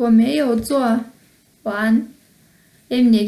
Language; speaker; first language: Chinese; non-native, fluent; Kyrgyz